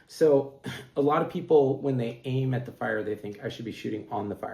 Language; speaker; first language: English; native; English